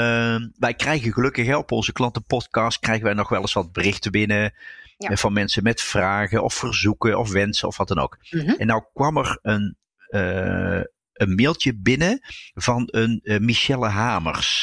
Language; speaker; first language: Dutch; native; Dutch